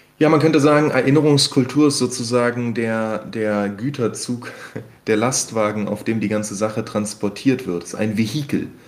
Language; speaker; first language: German; native; German